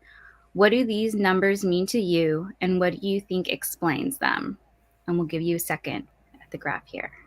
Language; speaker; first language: English; native; English